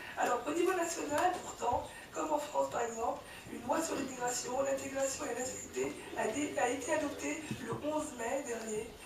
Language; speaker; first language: French; early bilingual, other home language; Kabyle